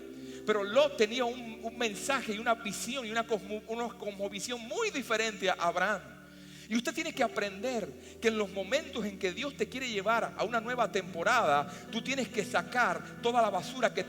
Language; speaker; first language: Spanish; native; Spanish